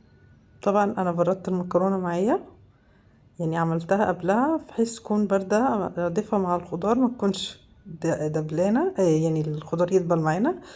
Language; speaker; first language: Arabic; native; Arabic